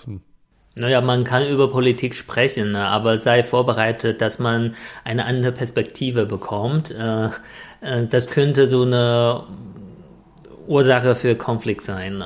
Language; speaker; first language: German; non-native, fluent; Chinese